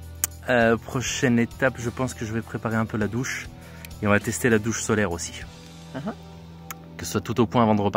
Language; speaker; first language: French; native; French